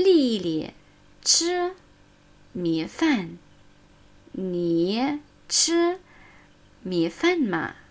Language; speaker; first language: Chinese; non-native, fluent; German